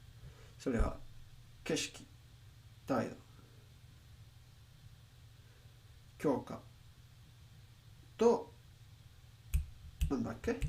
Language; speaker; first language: Japanese; non-native, learner; Spanish